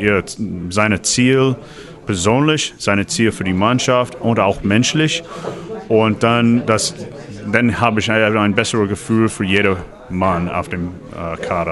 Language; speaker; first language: German; non-native, learner; English